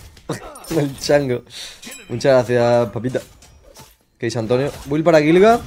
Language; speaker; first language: Spanish; native; Spanish